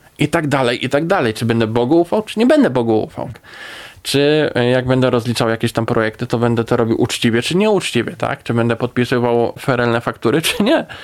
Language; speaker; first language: Polish; native; Polish